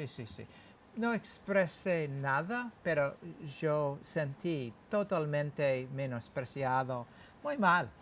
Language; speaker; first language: Spanish; non-native, learner; English